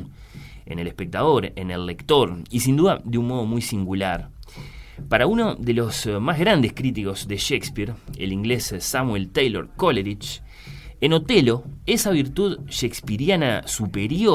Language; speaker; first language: Spanish; native; Spanish